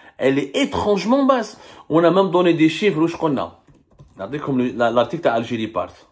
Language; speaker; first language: French; non-native, local second language; Arabic